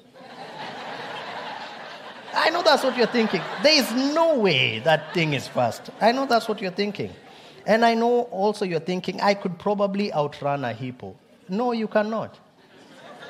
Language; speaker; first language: English; non-native, local second language; Luo (Kenya and Tanzania)